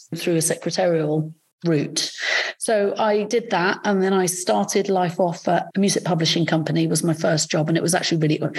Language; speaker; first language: English; early bilingual, other home language; Arabic